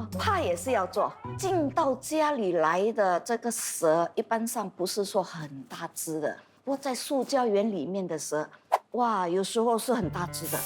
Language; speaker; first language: Chinese; native; Chinese